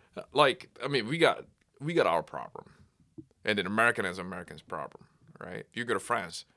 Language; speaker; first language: English; non-native, fluent; Korean